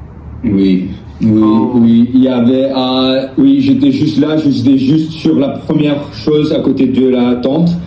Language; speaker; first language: French; non-native, learner; English